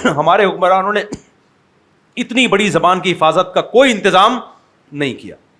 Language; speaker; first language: Urdu; native; Urdu